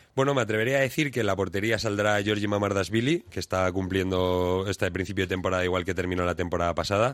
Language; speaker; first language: Spanish; native; Spanish